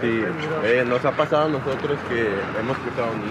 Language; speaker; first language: Spanish; native; Spanish